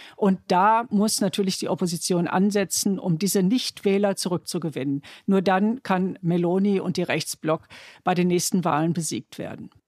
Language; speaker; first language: German; native; German